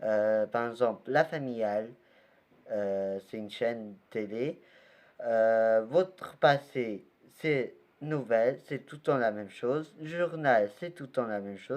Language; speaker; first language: French; non-native, learner; Portuguese